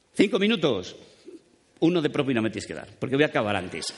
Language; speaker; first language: Spanish; native; Spanish